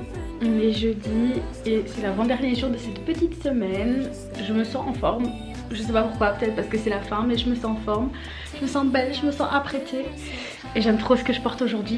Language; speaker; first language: French; native; French